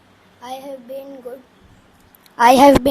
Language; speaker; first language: English; non-native, learner; Hindi